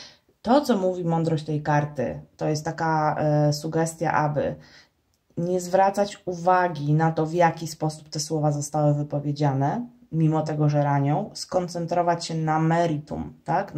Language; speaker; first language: Polish; native; Polish